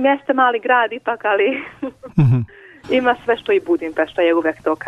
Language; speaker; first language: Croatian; non-native, local second language; Hungarian